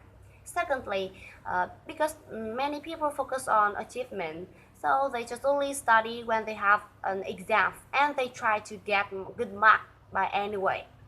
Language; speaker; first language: English; non-native, learner; Vietnamese